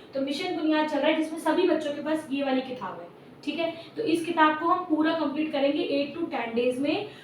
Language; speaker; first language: Hindi; native; Hindi